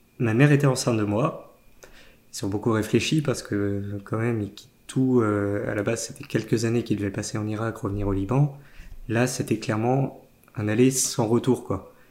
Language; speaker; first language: French; native; French